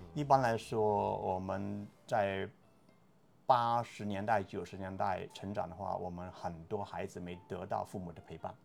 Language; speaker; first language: Chinese; native; Chinese